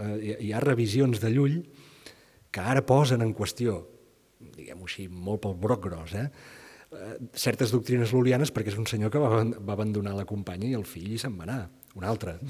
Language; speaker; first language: Catalan; native; Catalan